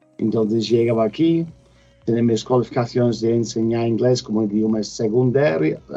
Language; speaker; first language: Spanish; non-native, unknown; English